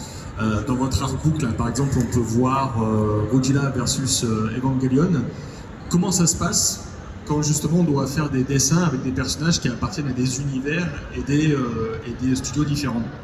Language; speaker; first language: French; native; French